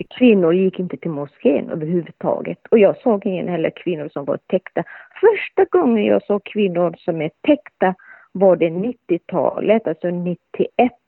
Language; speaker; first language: Swedish; non-native, fluent; Somali